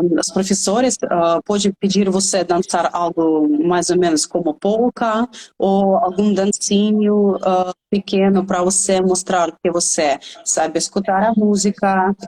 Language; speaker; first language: Portuguese; non-native, fluent; Russian